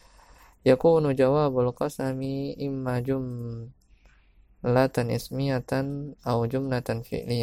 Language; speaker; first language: Arabic; non-native, fluent; Indonesian